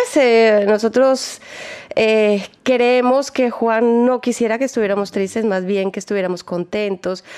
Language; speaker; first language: Spanish; native; Spanish